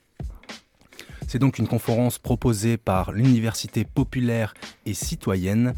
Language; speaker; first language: French; native; French